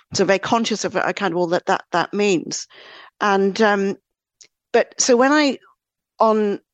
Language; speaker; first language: English; native; English